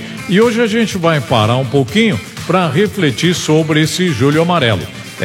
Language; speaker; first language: Portuguese; native; Portuguese